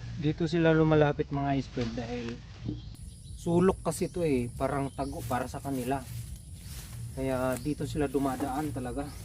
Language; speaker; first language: Filipino; non-native, local second language; Cebuano